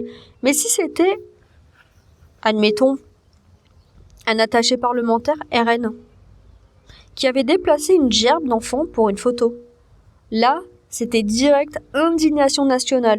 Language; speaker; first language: French; native; French